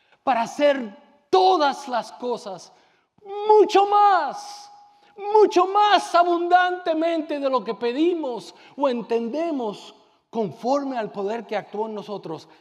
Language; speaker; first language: Spanish; native; Spanish